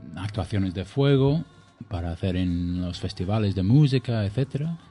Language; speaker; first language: Spanish; non-native, fluent; English